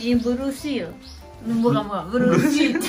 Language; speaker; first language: Indonesian; non-native, learner; Japanese